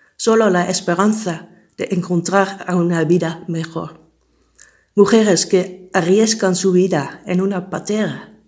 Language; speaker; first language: Spanish; non-native, fluent; Dutch